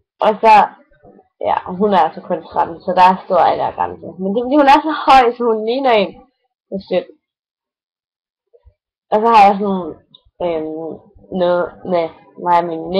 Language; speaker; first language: Danish; native; Danish